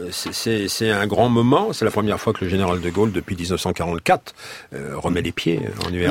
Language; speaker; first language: French; native; French